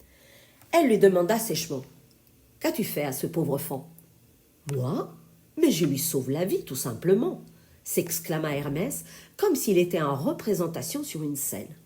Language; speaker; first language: French; native; French